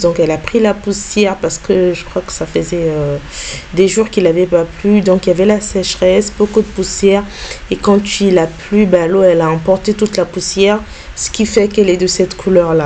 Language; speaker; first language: French; native; French